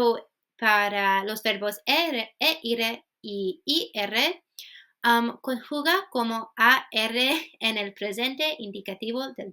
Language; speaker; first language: Spanish; non-native, fluent; English